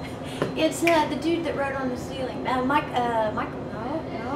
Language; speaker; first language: English; native; English